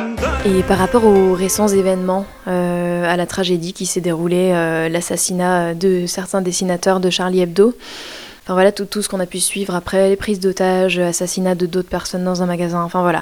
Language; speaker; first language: French; native; French